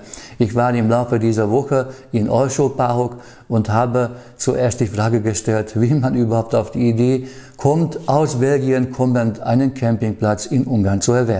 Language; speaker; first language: German; native; German